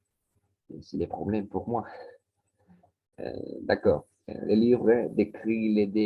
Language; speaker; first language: French; non-native, learner; Spanish